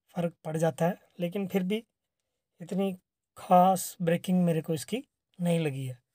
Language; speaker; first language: Hindi; native; Hindi